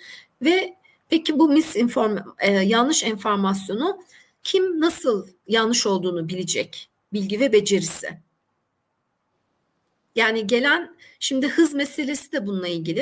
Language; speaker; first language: Turkish; native; Turkish